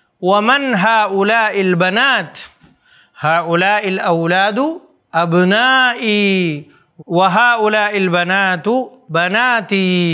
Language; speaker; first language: Arabic; non-native, fluent; Urdu